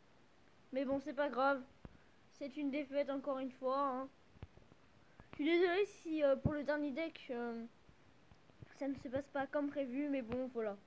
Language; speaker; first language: French; native; French